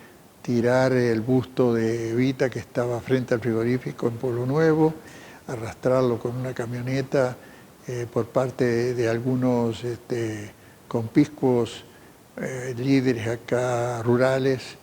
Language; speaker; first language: Spanish; native; Spanish